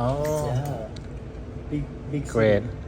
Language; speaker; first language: English; non-native, learner; Lao